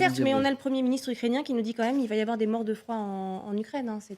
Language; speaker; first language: French; native; French